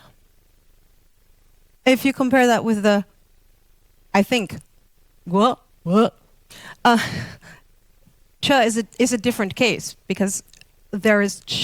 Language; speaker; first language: English; non-native, fluent; Dutch